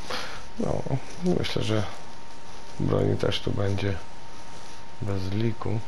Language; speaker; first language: Polish; native; Polish